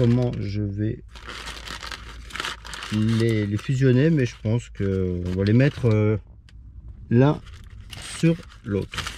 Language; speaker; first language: French; native; French